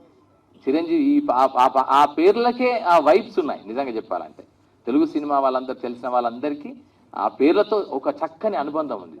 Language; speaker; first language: Telugu; native; Telugu